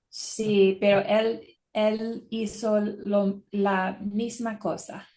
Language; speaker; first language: Spanish; non-native, learner; English